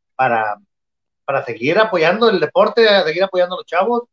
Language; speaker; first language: Spanish; native; Spanish